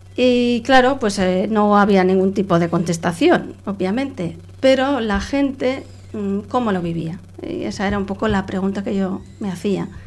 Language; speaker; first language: Spanish; non-native, local second language; Catalan